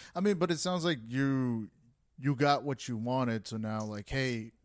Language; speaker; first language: English; early bilingual, other home language; Spanish